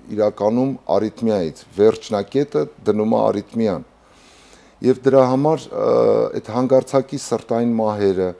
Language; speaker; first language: Armenian; native; Armenian